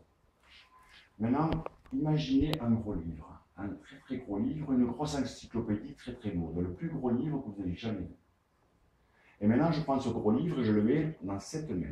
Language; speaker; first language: French; native; French